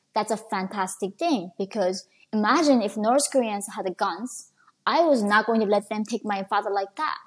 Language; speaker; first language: English; non-native, fluent; Korean